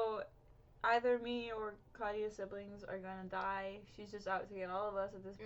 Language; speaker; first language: English; native; English